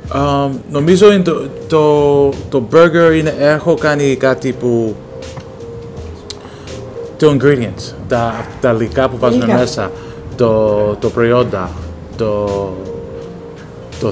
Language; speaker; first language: Greek; early bilingual, heritage; Greek